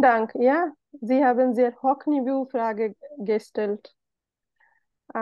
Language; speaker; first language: German; non-native, fluent; Bangla